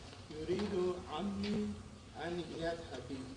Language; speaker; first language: Arabic; non-native, learner; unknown